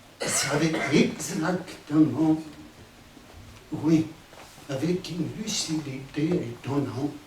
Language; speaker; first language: French; non-native, fluent; Spanish